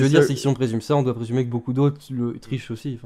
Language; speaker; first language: French; native; French